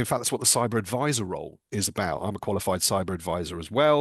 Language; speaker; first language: English; native; English